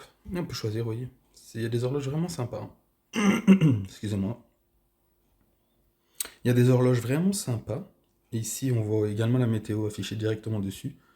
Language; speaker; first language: French; native; French